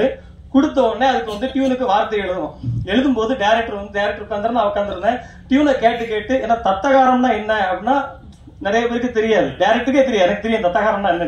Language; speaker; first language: Tamil; native; Tamil